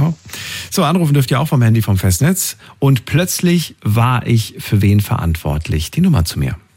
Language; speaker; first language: German; native; German